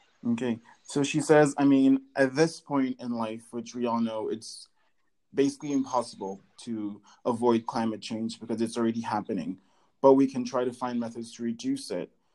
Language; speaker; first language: English; native; English